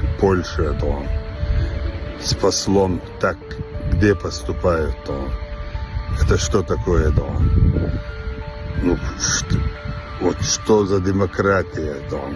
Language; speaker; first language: Russian; non-native, local second language; Chechen